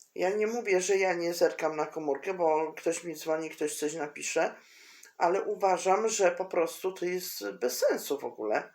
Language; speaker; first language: Polish; native; Polish